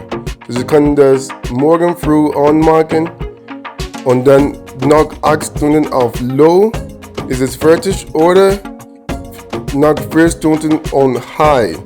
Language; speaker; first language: German; non-native, learner; English